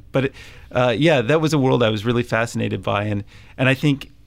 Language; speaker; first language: English; native; English